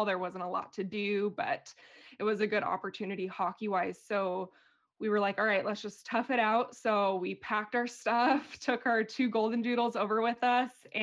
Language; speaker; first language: English; native; English